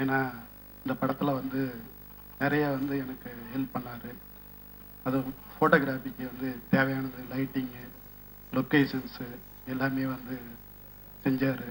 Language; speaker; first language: Tamil; native; Tamil